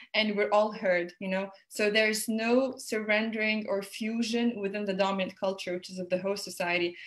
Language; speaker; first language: English; non-native, fluent; Arabic